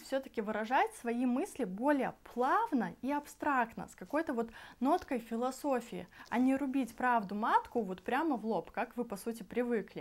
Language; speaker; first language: Russian; native; Russian